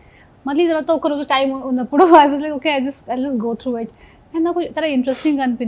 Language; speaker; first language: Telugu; non-native, local second language; Hindi